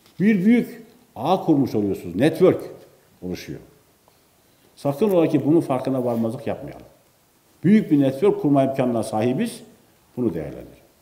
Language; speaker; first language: Turkish; native; Turkish